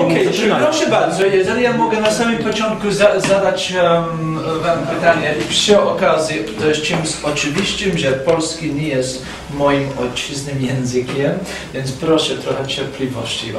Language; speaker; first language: Polish; non-native, fluent; English